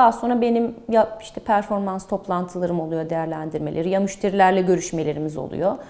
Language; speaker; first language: Turkish; early bilingual, heritage; Turkish